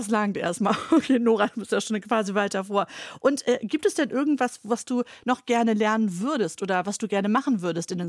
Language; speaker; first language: German; native; German